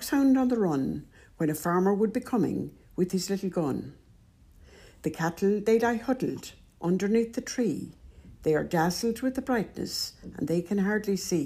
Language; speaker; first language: English; native; English